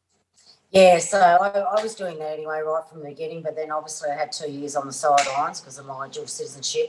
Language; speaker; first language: English; native; English